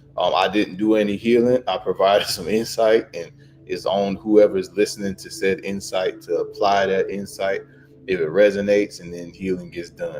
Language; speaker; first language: English; native; English